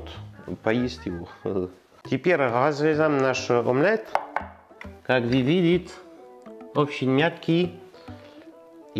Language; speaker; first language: Russian; non-native, learner; French